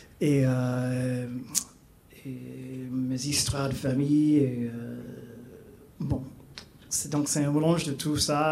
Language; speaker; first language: French; non-native, learner; English